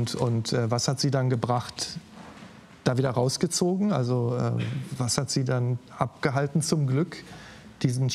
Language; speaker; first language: German; native; German